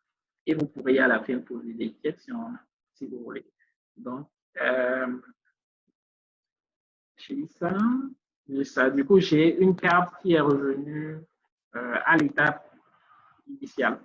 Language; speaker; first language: French; native; French